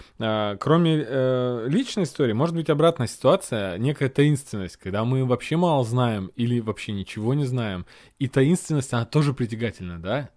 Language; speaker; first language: Russian; native; Russian